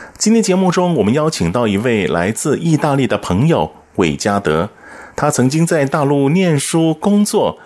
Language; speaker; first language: Chinese; native; Chinese